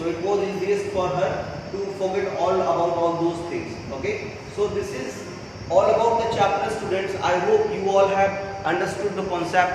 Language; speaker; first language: English; non-native, local second language; Hindi